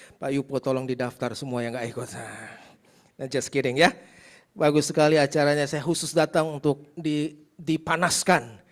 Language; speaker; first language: Indonesian; native; Indonesian